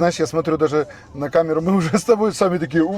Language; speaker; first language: Russian; native; Russian